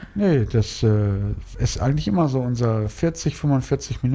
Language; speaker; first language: German; native; German